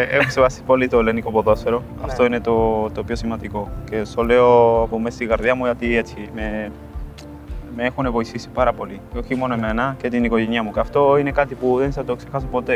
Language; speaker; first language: Greek; non-native, fluent; Spanish